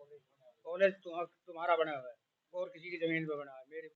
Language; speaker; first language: Hindi; native; Hindi